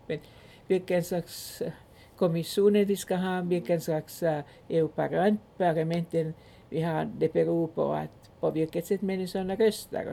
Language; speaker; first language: Swedish; non-native, local second language; Finnish